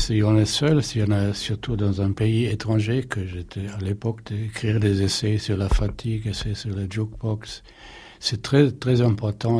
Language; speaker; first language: French; non-native, fluent; German